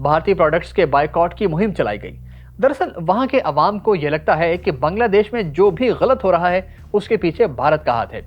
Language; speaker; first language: Urdu; native; Urdu